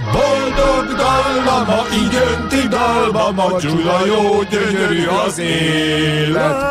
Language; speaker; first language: Hungarian; native; Hungarian